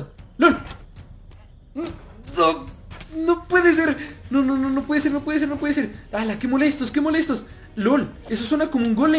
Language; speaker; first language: Spanish; native; Spanish